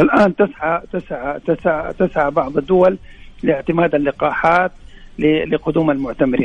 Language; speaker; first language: Arabic; native; Arabic